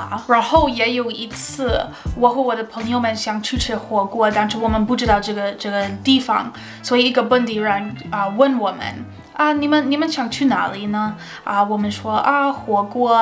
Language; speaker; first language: Chinese; non-native, fluent; English